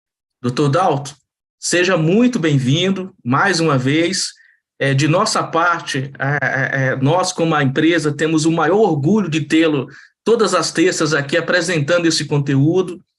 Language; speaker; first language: Portuguese; native; Portuguese